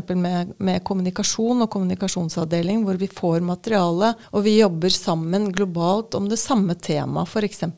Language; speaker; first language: Norwegian; native; Norwegian